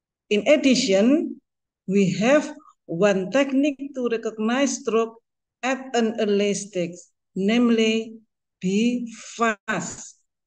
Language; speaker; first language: English; non-native, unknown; Indonesian